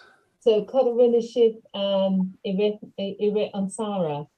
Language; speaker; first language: Irish; non-native, local second language; English